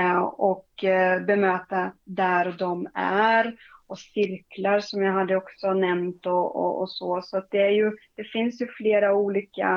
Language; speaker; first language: Swedish; non-native, fluent; Portuguese